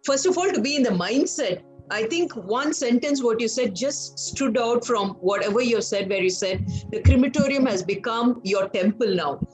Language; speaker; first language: English; non-native, local second language; Kannada